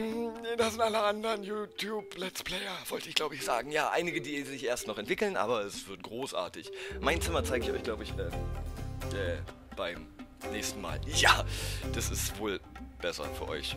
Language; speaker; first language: German; native; German